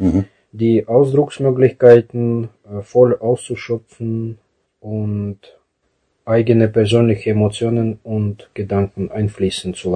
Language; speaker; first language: German; non-native, fluent; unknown